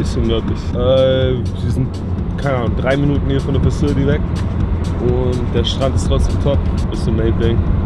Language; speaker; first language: German; native; German